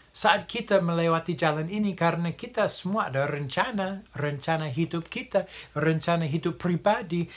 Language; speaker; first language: Indonesian; non-native, fluent; English